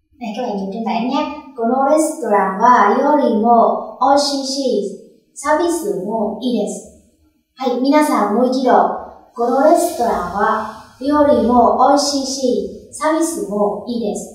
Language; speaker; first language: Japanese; non-native, fluent; Vietnamese